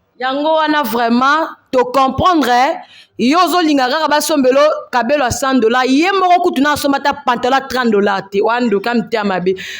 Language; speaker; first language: Lingala; non-native, local second language; Swahili